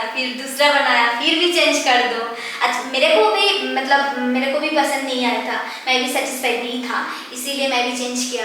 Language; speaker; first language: Hindi; non-native, local second language; Bangla